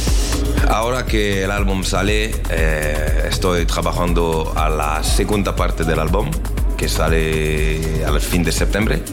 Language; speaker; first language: Spanish; non-native, learner; French